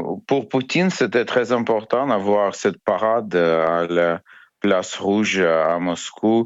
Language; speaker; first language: French; non-native, fluent; Ukrainian